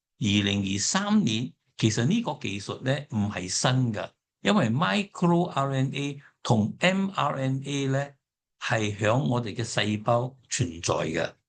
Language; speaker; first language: Cantonese; early bilingual, heritage; Cantonese